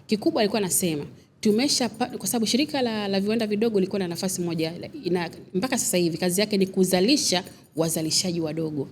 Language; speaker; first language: Swahili; native; Swahili